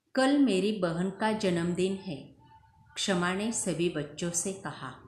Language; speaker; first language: Hindi; non-native, local second language; Marathi